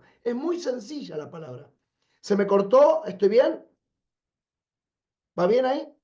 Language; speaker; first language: Spanish; native; Spanish